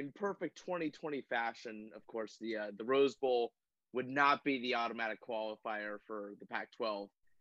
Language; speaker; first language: English; native; English